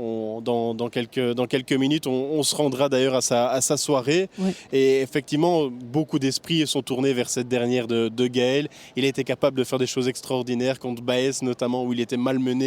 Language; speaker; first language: French; native; French